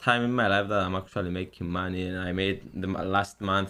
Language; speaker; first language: English; non-native, learner; Greek